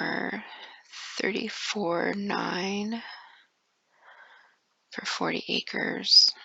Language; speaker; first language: English; native; English